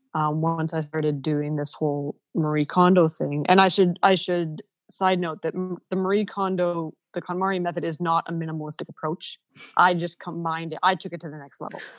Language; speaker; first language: English; non-native, fluent; Ukrainian